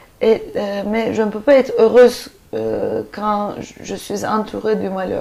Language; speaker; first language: French; non-native, fluent; Turkish